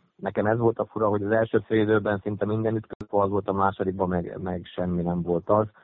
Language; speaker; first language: Hungarian; native; Hungarian